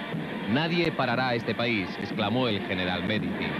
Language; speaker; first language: Spanish; native; Spanish